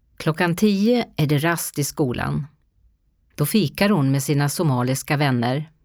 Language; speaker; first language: Swedish; native; Swedish